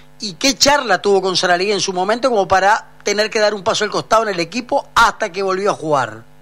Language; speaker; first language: Spanish; native; Spanish